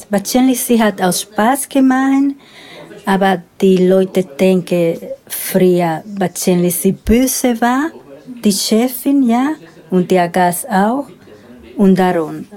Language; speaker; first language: German; non-native, learner; Spanish